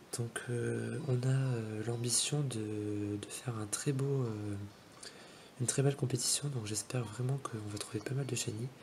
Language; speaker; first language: French; native; French